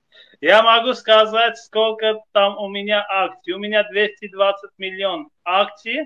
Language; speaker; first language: Russian; non-native, fluent; Armenian